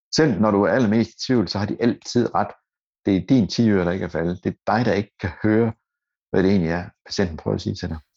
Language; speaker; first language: Danish; native; Danish